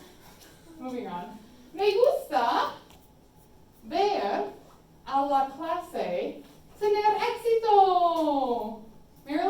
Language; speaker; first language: Spanish; non-native, fluent; English